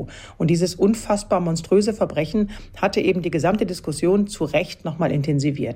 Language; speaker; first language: German; native; German